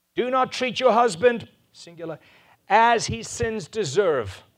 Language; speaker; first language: English; non-native, local second language; Afrikaans